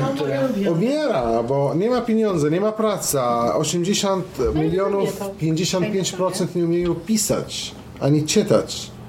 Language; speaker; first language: Polish; non-native, fluent; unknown